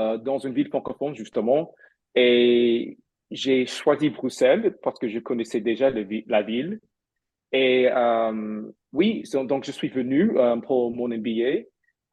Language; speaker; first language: French; non-native, fluent; English